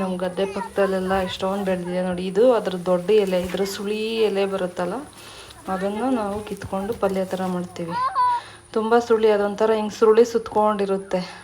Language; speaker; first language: Kannada; non-native, local second language; Kodava